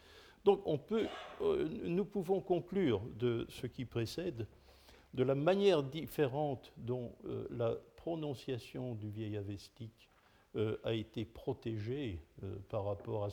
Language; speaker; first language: French; native; French